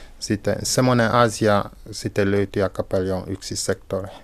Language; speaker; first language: Finnish; non-native, learner; French